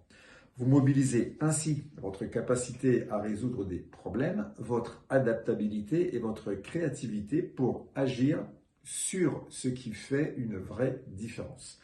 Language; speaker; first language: French; native; French